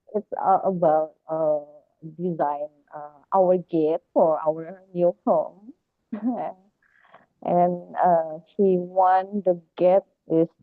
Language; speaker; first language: English; non-native, learner; Indonesian